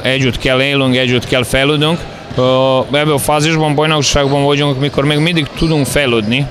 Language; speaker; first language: Hungarian; non-native, fluent; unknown